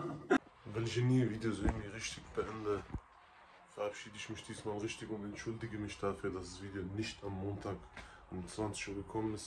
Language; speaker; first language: German; native; German